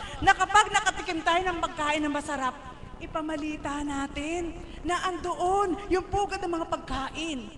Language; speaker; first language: Filipino; non-native, local second language; Cebuano